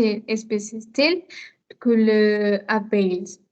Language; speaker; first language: French; non-native, learner; Spanish